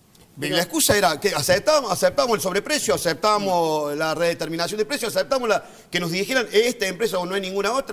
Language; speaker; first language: Spanish; native; Spanish